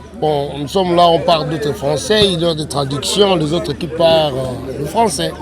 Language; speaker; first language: French; non-native, local second language; Lingala